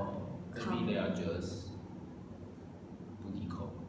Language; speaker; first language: English; non-native, learner; Chinese